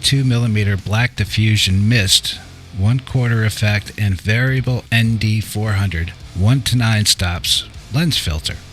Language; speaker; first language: English; native; English